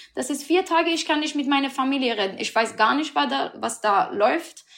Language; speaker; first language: German; non-native, learner; Persian